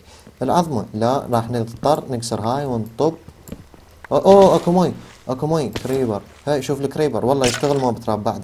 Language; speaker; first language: Arabic; native; Arabic